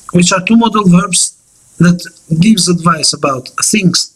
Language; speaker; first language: English; non-native, fluent; Albanian